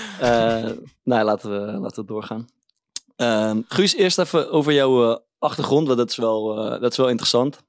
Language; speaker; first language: Dutch; native; Dutch